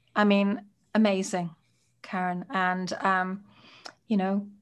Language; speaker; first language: English; native; English